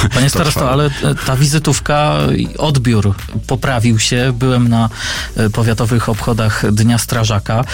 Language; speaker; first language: Polish; native; Polish